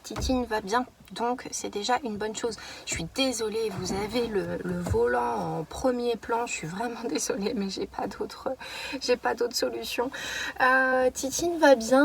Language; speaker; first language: French; native; French